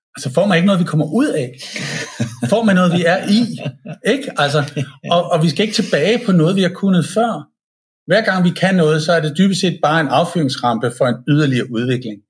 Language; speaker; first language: Danish; native; Danish